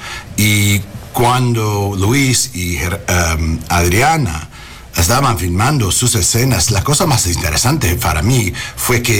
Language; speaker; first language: Spanish; early bilingual, heritage; Spanish